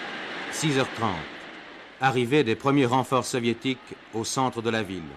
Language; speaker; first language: French; native; French